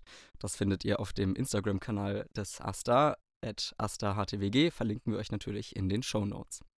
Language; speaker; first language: German; native; German